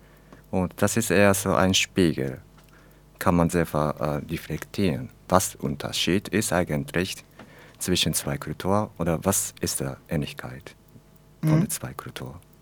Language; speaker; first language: German; non-native, learner; Japanese